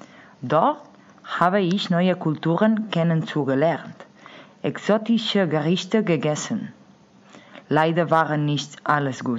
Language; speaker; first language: German; non-native, learner; Spanish